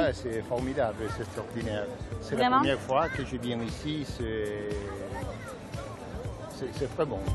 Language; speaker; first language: French; non-native, fluent; Spanish